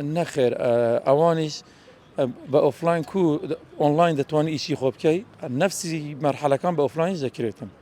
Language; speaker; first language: Central Kurdish; native; Central Kurdish